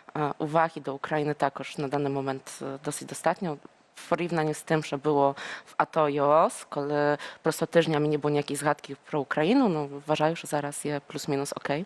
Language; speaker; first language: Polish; native; Polish